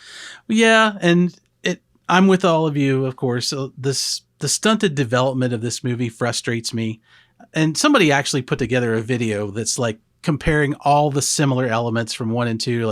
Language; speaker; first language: English; native; English